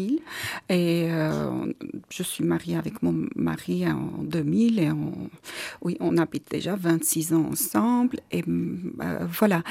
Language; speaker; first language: French; non-native, learner; Armenian